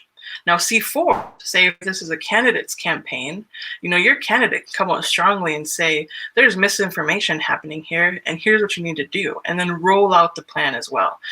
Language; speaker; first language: English; native; English